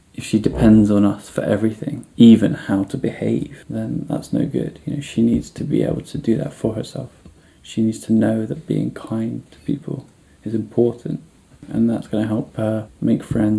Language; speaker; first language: English; native; English